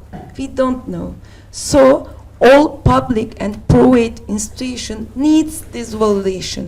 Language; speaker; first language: English; non-native, learner; Turkish